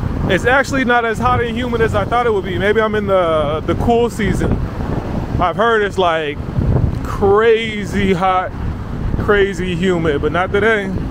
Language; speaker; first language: English; native; English